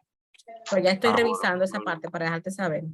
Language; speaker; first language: Spanish; native; Spanish